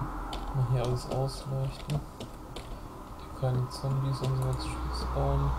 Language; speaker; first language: German; native; German